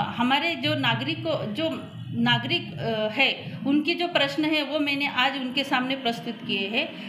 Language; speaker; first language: Hindi; non-native, local second language; Marathi